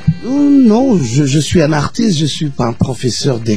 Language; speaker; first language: French; non-native, local second language; Arabic